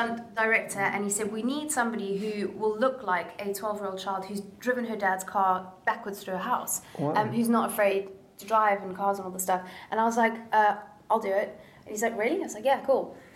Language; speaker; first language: English; native; English